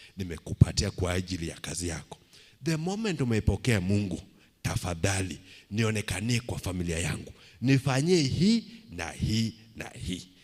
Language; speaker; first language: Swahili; non-native, local second language; Luo (Kenya and Tanzania)